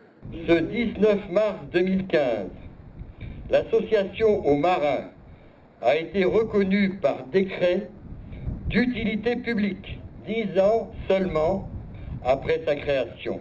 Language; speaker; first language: French; native; French